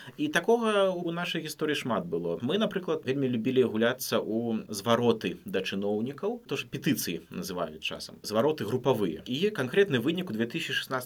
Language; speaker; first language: Belarusian; non-native, local second language; Russian